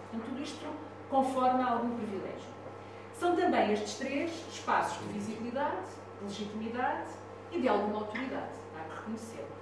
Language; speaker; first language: Portuguese; non-native, fluent; Italian